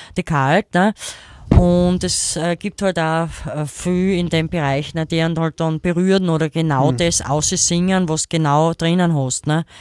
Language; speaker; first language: German; native; German